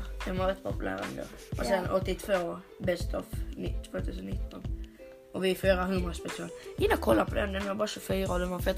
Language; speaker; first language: Swedish; native; Swedish